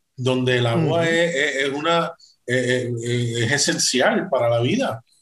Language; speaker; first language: Spanish; native; Spanish